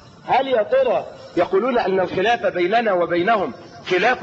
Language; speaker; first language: Arabic; native; Arabic